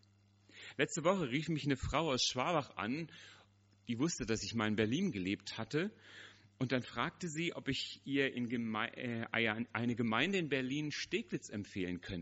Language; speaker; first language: German; native; German